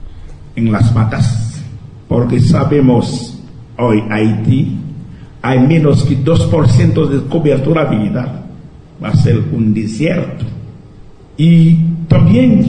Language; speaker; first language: Spanish; non-native, local second language; Haitian Creole